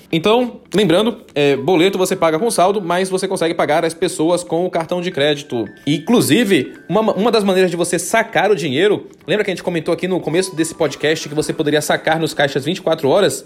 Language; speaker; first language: Portuguese; native; Portuguese